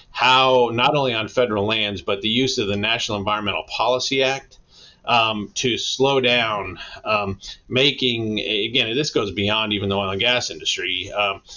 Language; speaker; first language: English; native; English